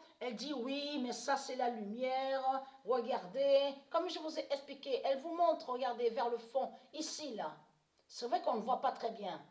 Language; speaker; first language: French; native; French